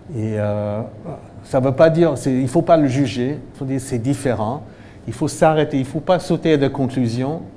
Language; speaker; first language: French; non-native, fluent; English